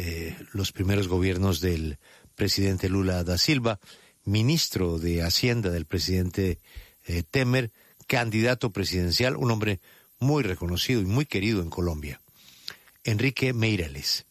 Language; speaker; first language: Spanish; native; Spanish